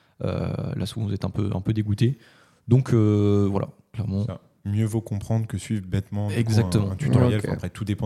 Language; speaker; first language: French; native; French